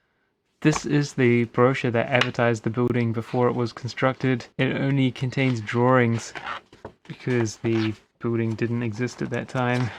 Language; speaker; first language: English; native; English